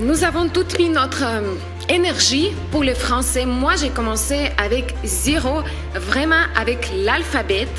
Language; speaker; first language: French; non-native, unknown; Ukrainian